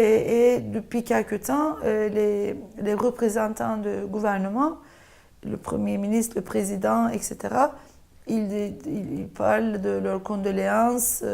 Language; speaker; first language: French; non-native, fluent; Turkish